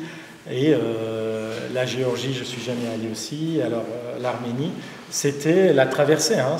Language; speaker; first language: French; non-native, local second language; Armenian